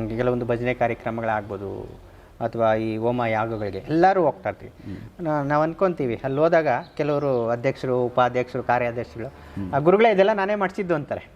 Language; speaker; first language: Kannada; native; Kannada